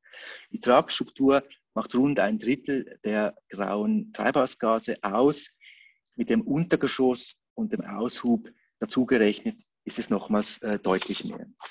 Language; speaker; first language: German; native; German